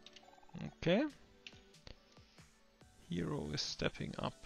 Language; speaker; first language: English; non-native, fluent; German